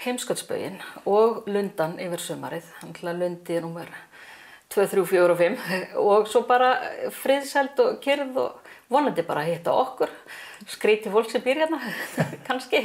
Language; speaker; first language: Icelandic; native; Icelandic